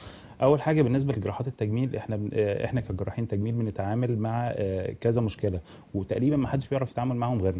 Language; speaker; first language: Arabic; native; Arabic